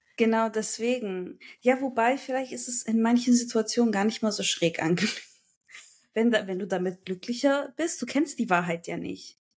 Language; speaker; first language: German; early bilingual, other home language; Turkish